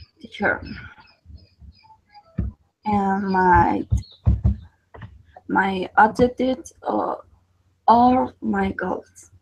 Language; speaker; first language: English; non-native, learner; Spanish